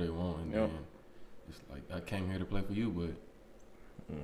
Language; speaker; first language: English; native; English